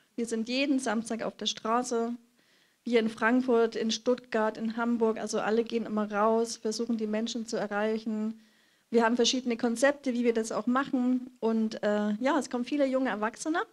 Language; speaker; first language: German; native; German